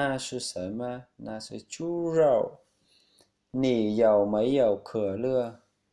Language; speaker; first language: Chinese; non-native, learner; Vietnamese